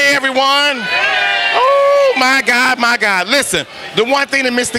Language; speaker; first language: English; native; English